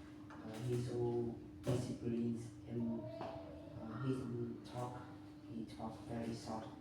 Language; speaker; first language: English; non-native, learner; Vietnamese